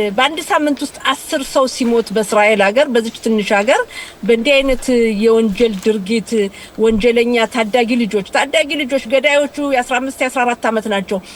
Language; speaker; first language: Amharic; native; Amharic